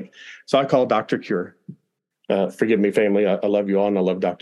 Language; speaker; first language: English; native; English